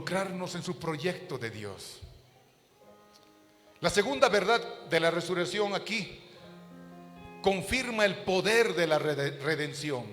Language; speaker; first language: Spanish; native; Spanish